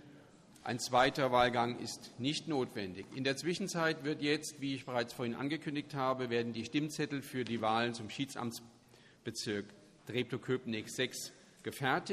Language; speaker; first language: German; native; German